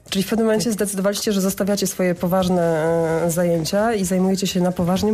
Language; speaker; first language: Polish; native; Polish